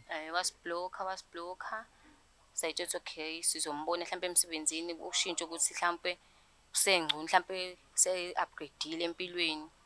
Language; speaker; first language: Zulu; native; Zulu